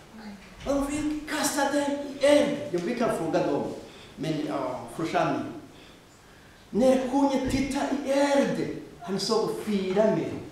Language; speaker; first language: Swedish; non-native, fluent; Rundi